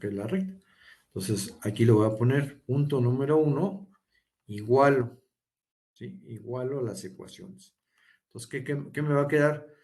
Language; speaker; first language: Spanish; native; Spanish